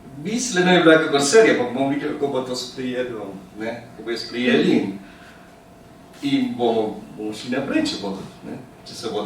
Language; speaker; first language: Slovenian; early bilingual, heritage; Slovenian